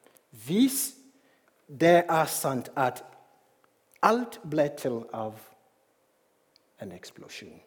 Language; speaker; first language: Norwegian; non-native, fluent; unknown